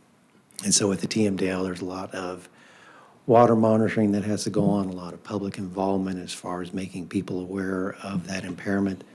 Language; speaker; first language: English; native; English